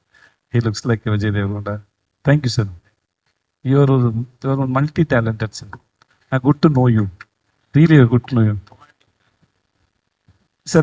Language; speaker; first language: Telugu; non-native, fluent; Tamil